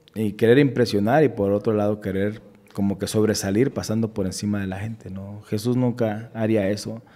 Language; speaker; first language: Spanish; native; Spanish